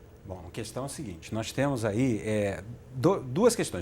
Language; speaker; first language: Portuguese; native; Portuguese